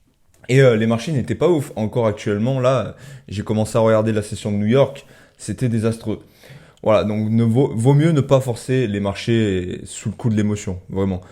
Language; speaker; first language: French; native; French